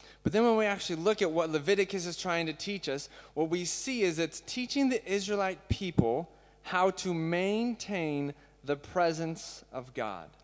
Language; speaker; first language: English; native; English